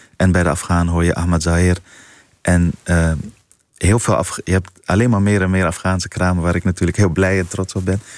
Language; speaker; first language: Dutch; early bilingual, other home language; Persian